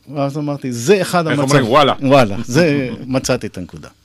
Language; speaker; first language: Hebrew; native; Hebrew